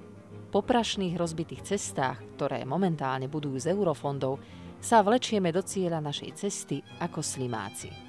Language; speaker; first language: Slovak; native; Slovak